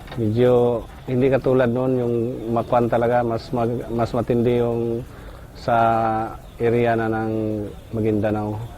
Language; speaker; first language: Filipino; non-native, local second language; Cebuano